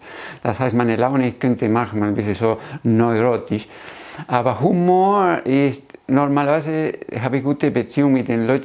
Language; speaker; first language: German; non-native, fluent; Spanish